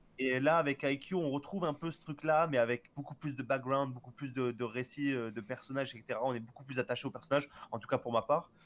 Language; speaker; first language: French; native; French